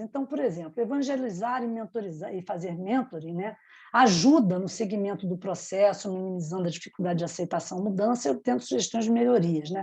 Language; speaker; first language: Portuguese; native; Portuguese